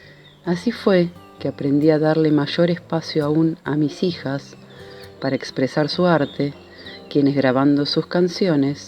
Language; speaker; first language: Spanish; native; Spanish